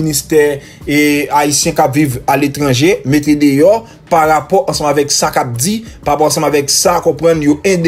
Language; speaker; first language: French; non-native, local second language; Haitian Creole